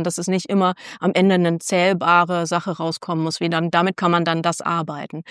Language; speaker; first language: German; native; German